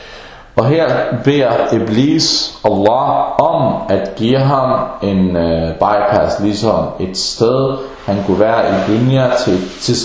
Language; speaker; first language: Danish; early bilingual, other home language; Arabic